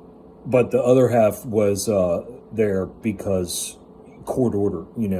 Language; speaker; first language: English; native; English